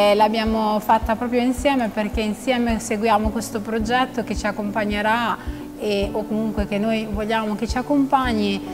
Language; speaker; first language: Italian; non-native, fluent; Albanian